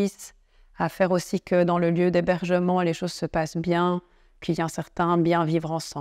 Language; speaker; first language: French; native; French